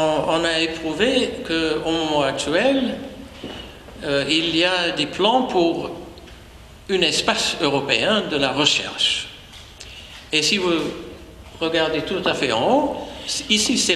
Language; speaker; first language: French; non-native, fluent; English